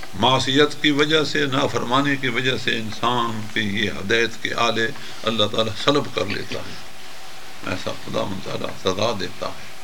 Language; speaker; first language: Urdu; non-native, local second language; Punjabi